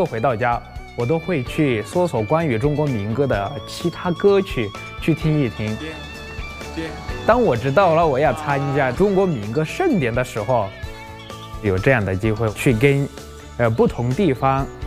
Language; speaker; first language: Chinese; non-native, fluent; Kinyarwanda